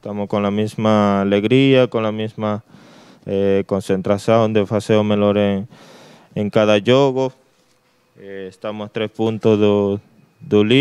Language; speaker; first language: Portuguese; non-native, learner; Spanish